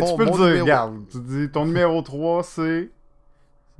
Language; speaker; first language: French; native; French